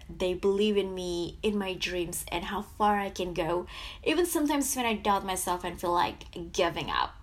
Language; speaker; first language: English; non-native, fluent; Indonesian